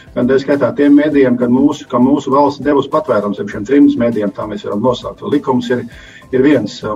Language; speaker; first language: Latvian; non-native, fluent; Hungarian